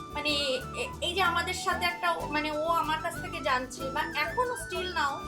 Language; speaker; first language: Bangla; native; Bangla